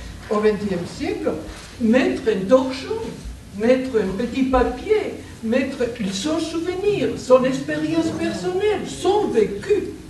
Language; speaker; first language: French; non-native, fluent; Spanish